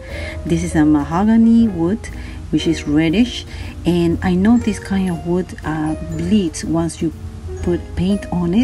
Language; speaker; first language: English; non-native, fluent; Spanish